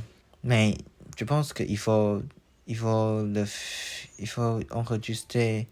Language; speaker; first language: French; non-native, learner; Chinese